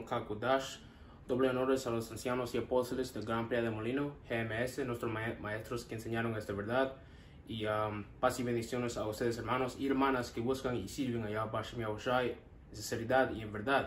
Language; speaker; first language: Spanish; non-native, learner; English